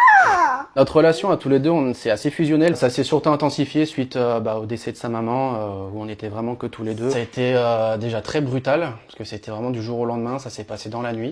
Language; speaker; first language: French; native; French